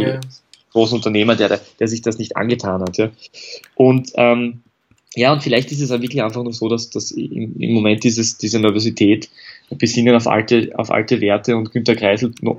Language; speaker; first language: German; native; German